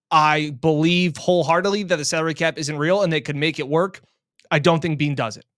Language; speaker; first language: English; native; English